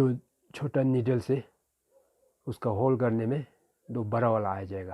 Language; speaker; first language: Hindi; non-native, fluent; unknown